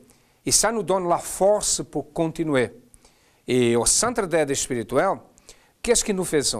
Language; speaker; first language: French; non-native, fluent; Portuguese